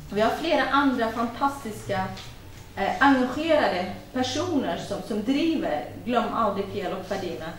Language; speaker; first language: Swedish; non-native, fluent; Kurdish